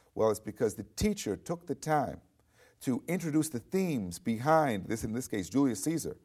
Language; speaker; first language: English; native; English